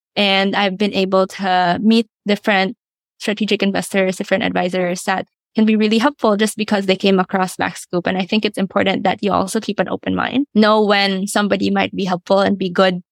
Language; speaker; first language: English; non-native, local second language; Filipino